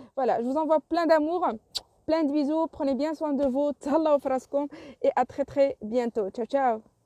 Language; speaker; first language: French; non-native, local second language; Arabic